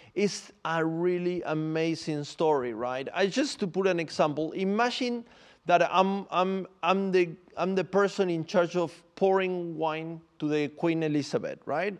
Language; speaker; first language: English; non-native, fluent; Spanish